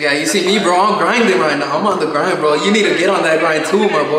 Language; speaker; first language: English; early bilingual, other home language; Spanish